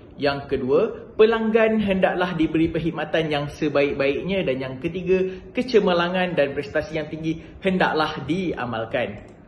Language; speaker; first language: Malay; native; Malay